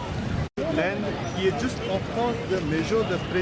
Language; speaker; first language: French; non-native, learner; Hindi